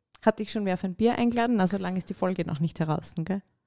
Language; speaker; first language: German; native; German